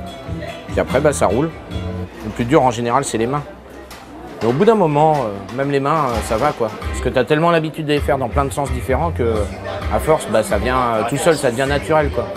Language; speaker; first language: French; native; French